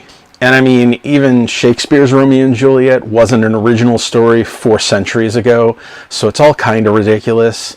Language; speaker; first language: English; native; English